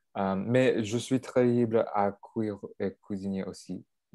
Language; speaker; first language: French; non-native, local second language; English